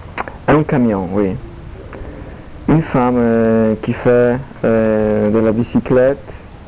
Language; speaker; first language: French; non-native, learner; Polish